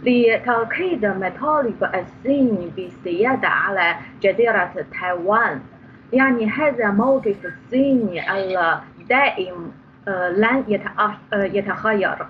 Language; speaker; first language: Arabic; non-native, fluent; Chinese